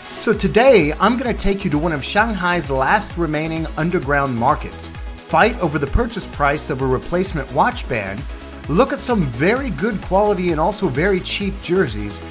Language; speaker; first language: English; native; English